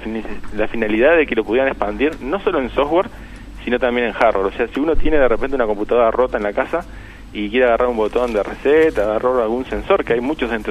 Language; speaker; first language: Spanish; native; Spanish